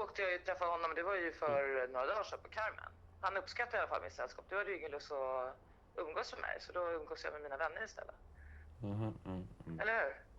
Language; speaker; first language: Swedish; native; Swedish